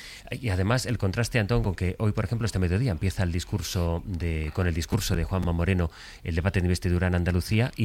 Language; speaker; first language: Spanish; native; Spanish